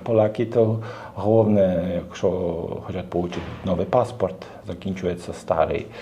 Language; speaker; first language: Ukrainian; non-native, learner; Polish